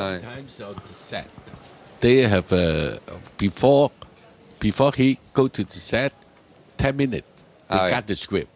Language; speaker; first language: English; non-native, learner; Cantonese